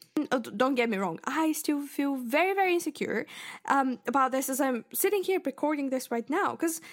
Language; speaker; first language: English; non-native, fluent; Bulgarian